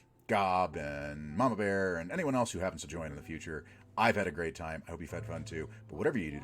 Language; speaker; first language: English; native; English